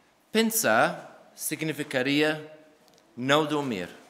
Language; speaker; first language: Portuguese; non-native, learner; English